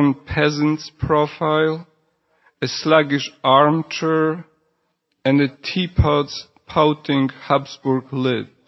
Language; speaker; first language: English; non-native, fluent; Polish